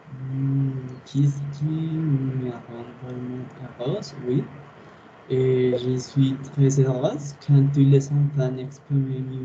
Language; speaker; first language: French; non-native, learner; Spanish